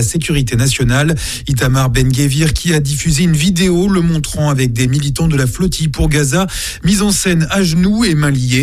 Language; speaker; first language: French; native; French